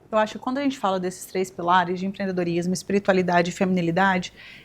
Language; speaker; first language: Portuguese; native; Portuguese